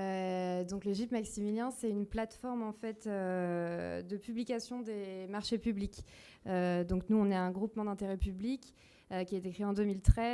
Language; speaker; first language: French; native; French